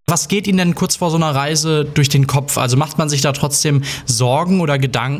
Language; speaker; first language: German; native; German